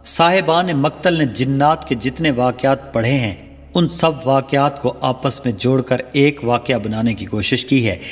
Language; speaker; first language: Urdu; non-native, local second language; Saraiki